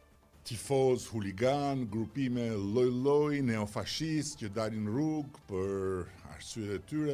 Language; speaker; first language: Albanian; native; Albanian